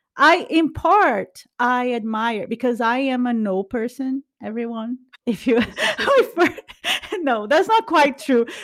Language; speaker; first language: English; non-native, fluent; Portuguese